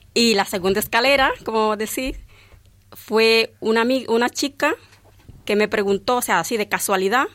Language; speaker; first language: Spanish; native; Spanish